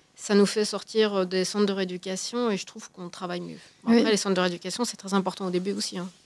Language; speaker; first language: French; native; French